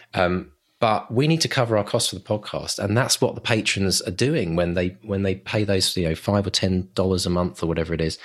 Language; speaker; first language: English; native; English